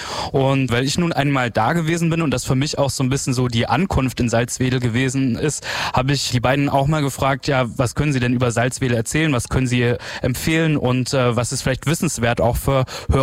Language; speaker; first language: German; native; German